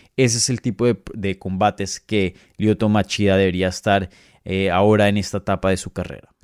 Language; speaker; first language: Spanish; native; Spanish